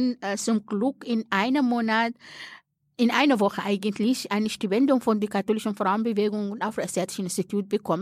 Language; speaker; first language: German; non-native, fluent; Arabic